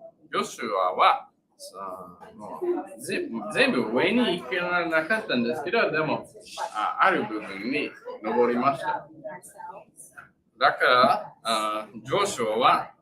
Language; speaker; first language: Japanese; non-native, learner; English